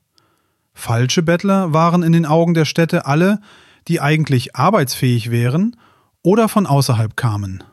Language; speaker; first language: German; native; German